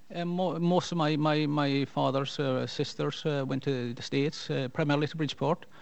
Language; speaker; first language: English; non-native, local second language; Irish